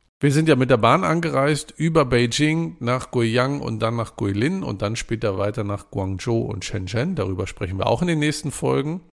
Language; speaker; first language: German; native; German